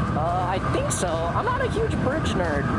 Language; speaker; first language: English; native; English